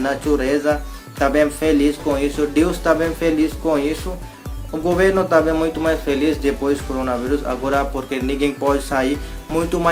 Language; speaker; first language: Portuguese; non-native, learner; Hindi